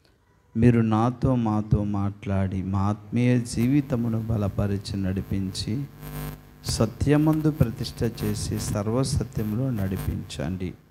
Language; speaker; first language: Telugu; native; Telugu